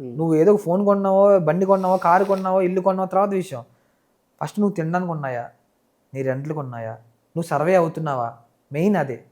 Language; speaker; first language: Telugu; non-native, local second language; Nepali